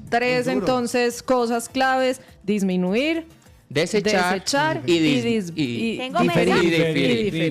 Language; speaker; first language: Spanish; native; Spanish